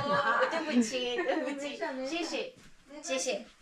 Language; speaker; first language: Chinese; non-native, learner; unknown